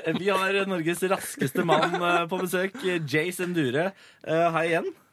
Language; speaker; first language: Norwegian; native; Norwegian